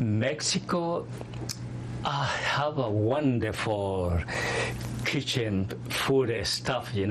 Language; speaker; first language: English; non-native, fluent; Spanish